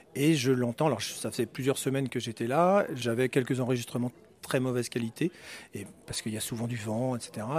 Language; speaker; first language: French; native; French